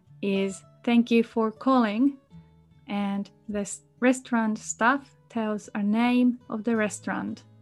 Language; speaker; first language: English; non-native, fluent; Japanese